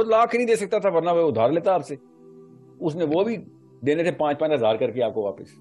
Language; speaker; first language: Urdu; non-native, local second language; Punjabi